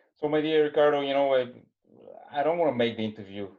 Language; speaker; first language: English; non-native, fluent; Bulgarian